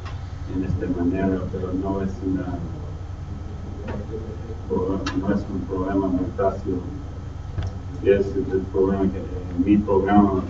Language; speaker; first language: Spanish; non-native, fluent; English